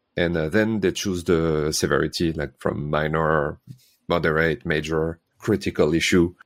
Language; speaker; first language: English; non-native, fluent; French